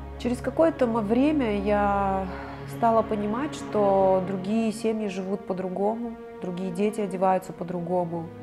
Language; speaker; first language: Russian; native; Russian